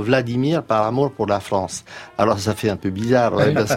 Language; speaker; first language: French; non-native, fluent; Romanian